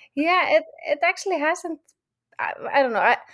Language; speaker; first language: English; non-native, fluent; Icelandic